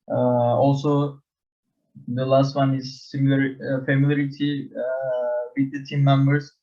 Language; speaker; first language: English; non-native, learner; Turkish